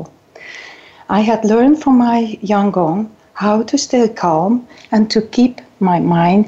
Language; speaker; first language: English; non-native, fluent; Dutch